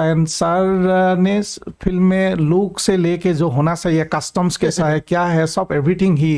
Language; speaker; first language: Hindi; non-native, local second language; Assamese